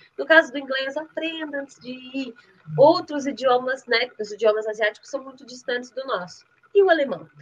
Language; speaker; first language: Portuguese; native; Portuguese